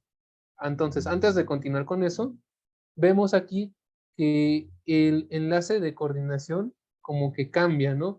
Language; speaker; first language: Spanish; native; Spanish